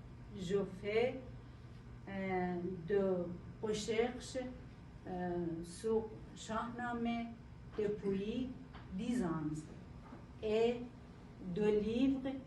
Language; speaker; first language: French; non-native, learner; Persian